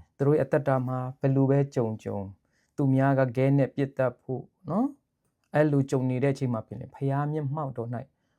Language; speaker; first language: Burmese; non-native, local second language; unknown